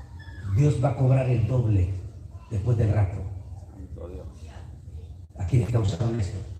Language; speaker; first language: Spanish; native; Spanish